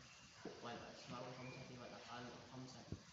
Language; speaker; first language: Arabic; non-native, learner; Indonesian